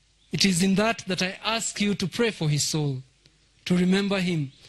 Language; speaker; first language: English; non-native, local second language; Kikuyu